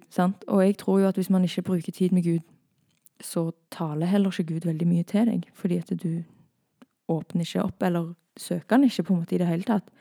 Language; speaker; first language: Norwegian; native; Norwegian